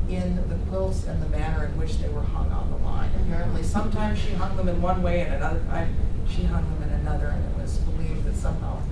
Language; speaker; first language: English; native; English